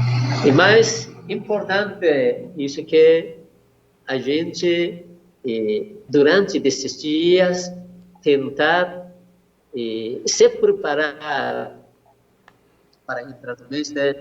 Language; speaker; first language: Portuguese; non-native, learner; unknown